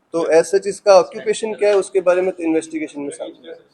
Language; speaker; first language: Hindi; non-native, local second language; Punjabi